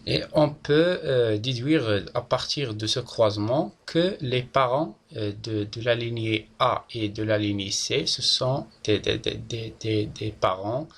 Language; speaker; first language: French; non-native, local second language; Arabic